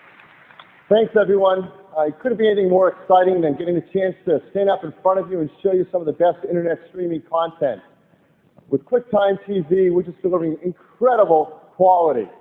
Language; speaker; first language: English; native; English